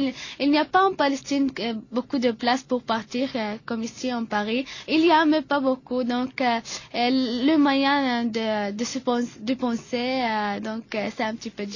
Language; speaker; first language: French; non-native, learner; Arabic